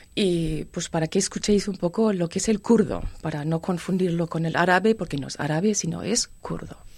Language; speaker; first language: Spanish; non-native, fluent; German